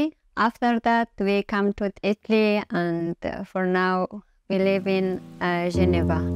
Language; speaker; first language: English; non-native, learner; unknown